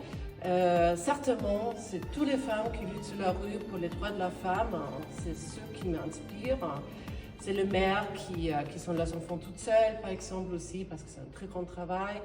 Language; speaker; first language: French; non-native, fluent; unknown